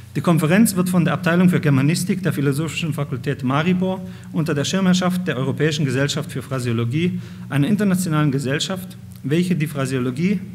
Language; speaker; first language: German; non-native, fluent; Slovenian